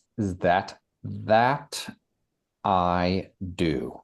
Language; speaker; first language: French; native; French